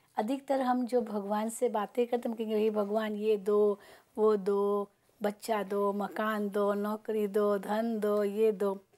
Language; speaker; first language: Hindi; native; Hindi